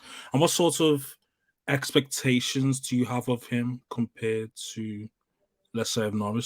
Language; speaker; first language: English; native; English